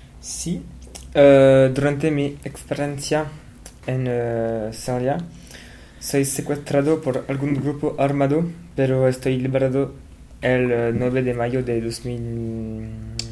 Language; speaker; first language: Spanish; non-native, learner; French